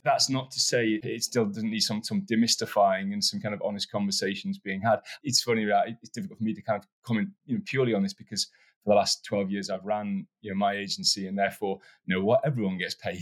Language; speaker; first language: English; native; English